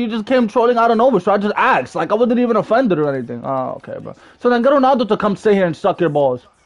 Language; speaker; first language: English; early bilingual, other home language; Spanish